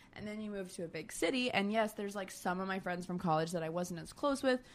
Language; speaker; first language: English; native; English